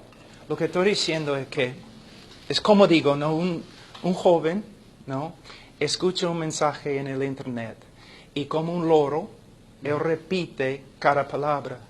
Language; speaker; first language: Spanish; non-native, fluent; English